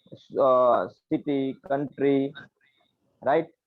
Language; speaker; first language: Hindi; non-native, local second language; Gujarati